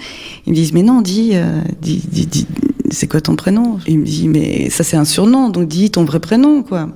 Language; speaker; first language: French; native; French